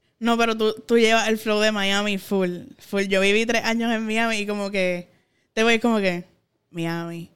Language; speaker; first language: Spanish; native; Spanish